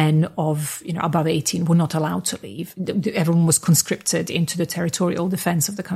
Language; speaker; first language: English; non-native, fluent; Bosnian